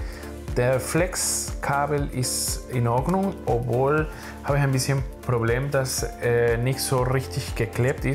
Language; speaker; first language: German; non-native, learner; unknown